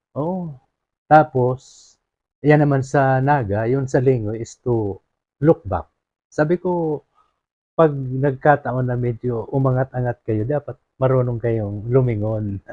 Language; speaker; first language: Filipino; non-native, local second language; Bikol